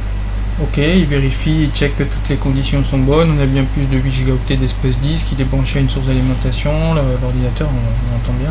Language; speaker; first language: French; native; French